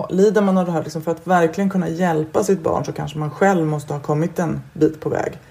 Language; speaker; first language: Swedish; native; Swedish